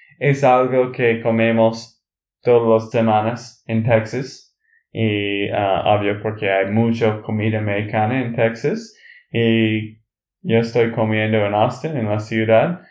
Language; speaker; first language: Spanish; non-native, learner; English